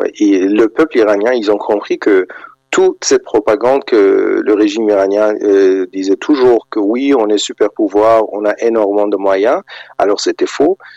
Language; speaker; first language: French; non-native, fluent; Persian